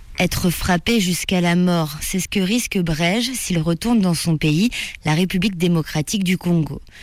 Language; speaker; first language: French; native; French